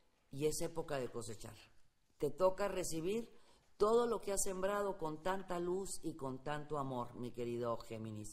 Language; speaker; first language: Spanish; native; Spanish